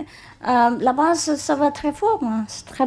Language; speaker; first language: French; non-native, fluent; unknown